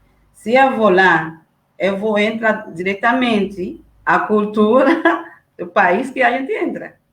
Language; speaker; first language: Portuguese; non-native, learner; Haitian Creole